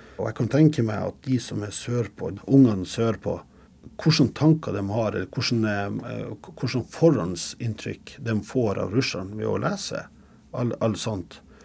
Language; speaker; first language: Norwegian; early bilingual, other home language; Russian